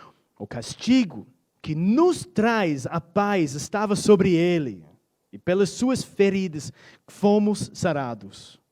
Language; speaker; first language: Portuguese; non-native, fluent; English